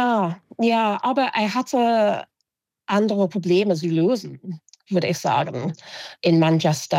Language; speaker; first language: German; non-native, fluent; English